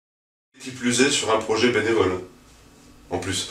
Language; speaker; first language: French; native; French